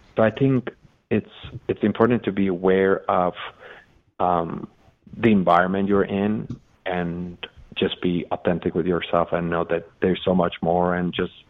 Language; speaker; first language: English; non-native, fluent; Persian